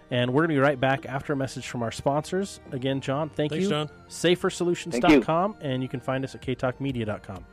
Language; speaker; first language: English; native; English